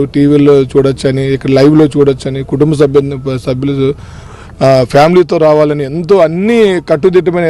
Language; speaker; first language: Telugu; native; Telugu